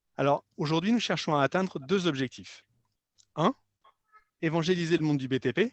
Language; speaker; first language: French; native; French